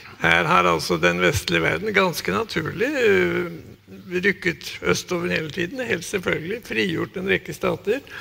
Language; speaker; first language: Norwegian; native; Norwegian